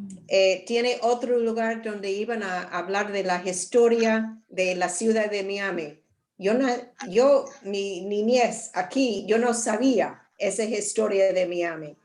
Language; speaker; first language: Spanish; non-native, learner; English